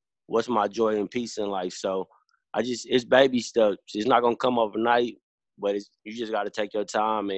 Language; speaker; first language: English; native; English